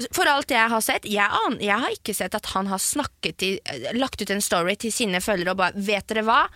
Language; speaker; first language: Norwegian; early bilingual, other home language; French